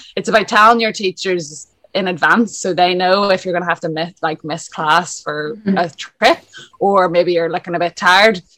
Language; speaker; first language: English; native; English